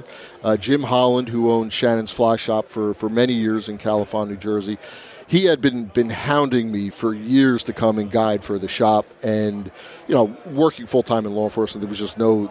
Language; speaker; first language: English; native; English